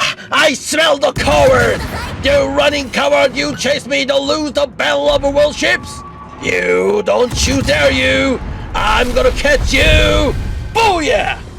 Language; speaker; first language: English; non-native, learner; Korean